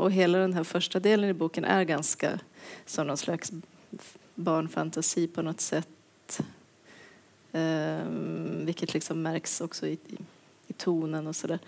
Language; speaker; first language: Swedish; native; Swedish